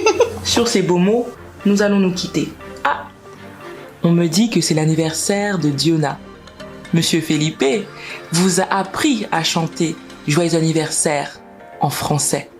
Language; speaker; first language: French; non-native, fluent; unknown